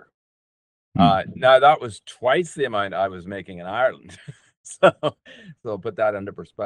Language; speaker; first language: English; native; English